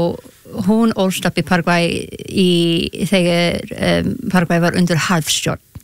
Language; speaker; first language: Icelandic; non-native, learner; English